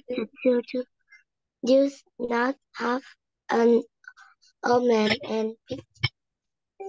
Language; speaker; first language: English; non-native, learner; Vietnamese